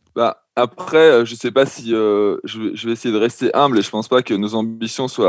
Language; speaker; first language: French; native; French